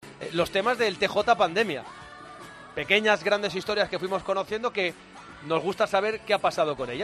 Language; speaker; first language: Spanish; native; Spanish